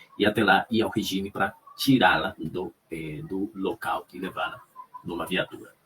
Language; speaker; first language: Portuguese; non-native, fluent; Spanish